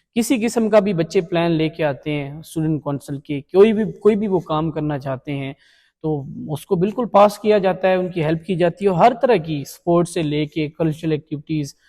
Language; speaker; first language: Urdu; non-native, local second language; Saraiki